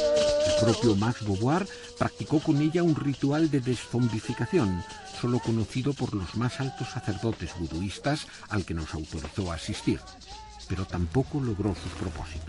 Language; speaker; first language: Spanish; native; Spanish